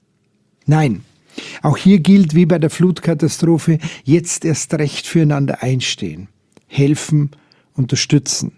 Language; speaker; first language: German; native; German